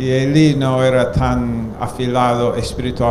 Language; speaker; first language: Spanish; non-native, fluent; English